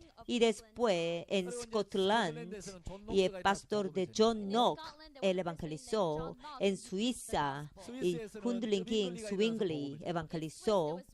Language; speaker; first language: Spanish; non-native, fluent; Korean